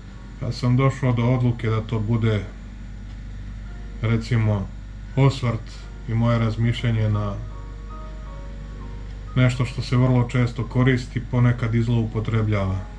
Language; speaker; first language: Serbian; native; Serbian